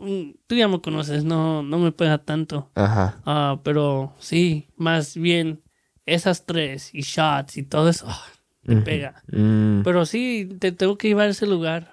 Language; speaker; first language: Spanish; early bilingual, heritage; Spanish